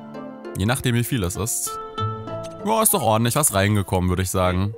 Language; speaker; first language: German; native; German